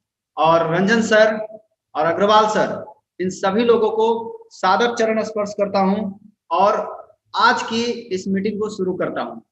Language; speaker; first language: Hindi; native; Hindi